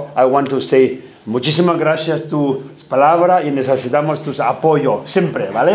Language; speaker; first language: Spanish; non-native, learner; Tibetan